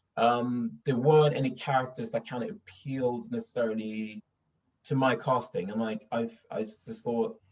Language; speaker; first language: English; non-native, fluent; Swedish